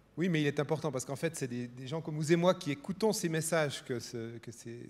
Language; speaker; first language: French; non-native, fluent; Spanish